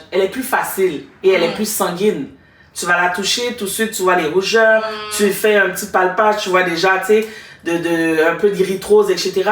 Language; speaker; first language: French; native; French